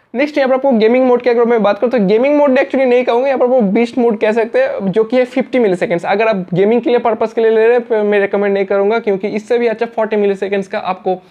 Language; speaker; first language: Hindi; native; Hindi